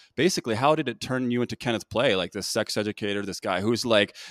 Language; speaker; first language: English; native; English